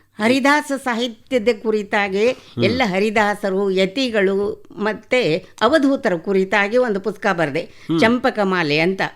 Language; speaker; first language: Kannada; native; Kannada